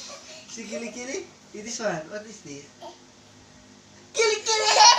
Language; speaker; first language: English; non-native, local second language; Filipino